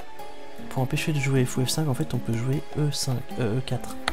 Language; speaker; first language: French; native; French